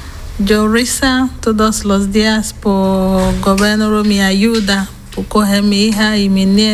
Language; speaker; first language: Spanish; non-native, learner; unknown